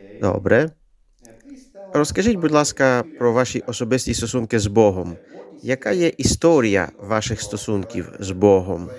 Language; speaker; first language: Ukrainian; native; Ukrainian